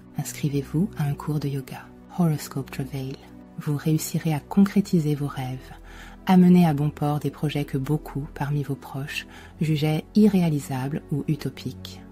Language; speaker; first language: French; native; French